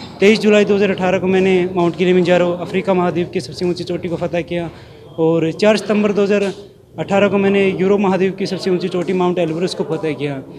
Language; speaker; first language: Hindi; native; Hindi